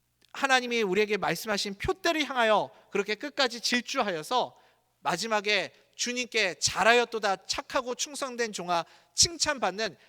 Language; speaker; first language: Korean; native; Korean